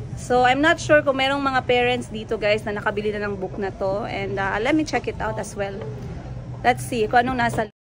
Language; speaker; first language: Filipino; non-native, local second language; Cebuano